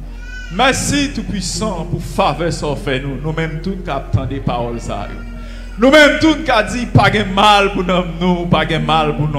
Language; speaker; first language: French; non-native, local second language; Haitian Creole